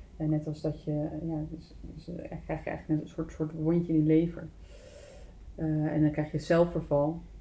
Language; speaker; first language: Dutch; native; Dutch